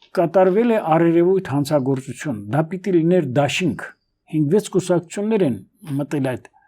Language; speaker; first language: Armenian; native; Armenian